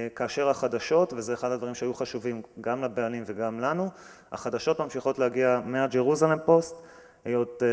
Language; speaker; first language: Hebrew; native; Hebrew